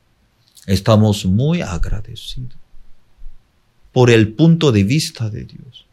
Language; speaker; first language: Spanish; non-native, fluent; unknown